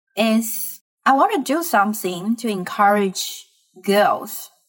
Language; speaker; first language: English; non-native, fluent; Chinese